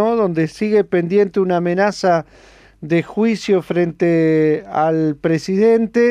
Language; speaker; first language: Spanish; native; Spanish